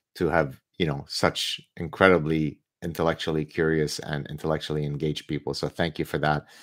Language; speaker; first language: English; early bilingual, other home language; Arabic